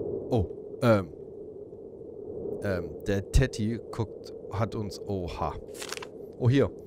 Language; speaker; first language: German; native; German